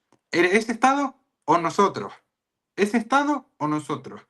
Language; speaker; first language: Spanish; native; Spanish